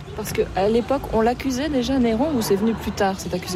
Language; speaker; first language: French; native; French